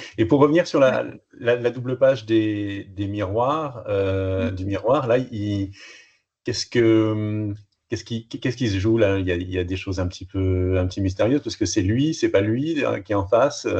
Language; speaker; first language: French; native; French